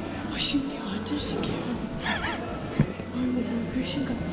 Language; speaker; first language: Korean; non-native, fluent; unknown